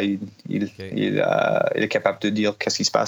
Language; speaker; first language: French; non-native, learner; English